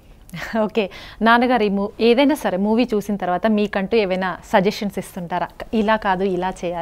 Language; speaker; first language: Telugu; native; Telugu